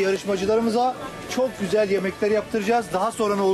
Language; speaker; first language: Turkish; native; Turkish